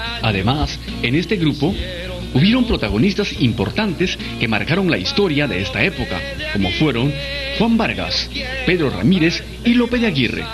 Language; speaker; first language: Spanish; native; Spanish